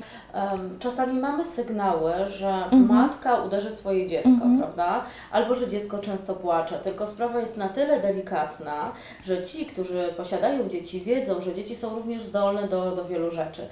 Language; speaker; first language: Polish; native; Polish